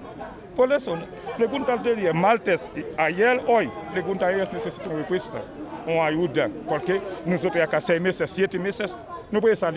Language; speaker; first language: Spanish; non-native, learner; Haitian Creole